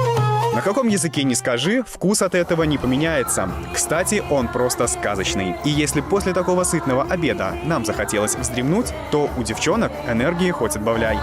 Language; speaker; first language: Russian; native; Russian